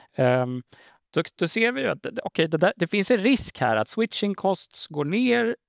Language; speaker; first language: Swedish; native; Swedish